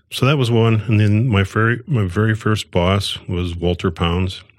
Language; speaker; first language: English; native; English